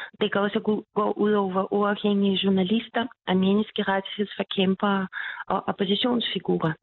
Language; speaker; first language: Danish; non-native, fluent; Russian